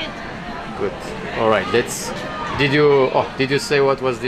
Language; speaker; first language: English; non-native, fluent; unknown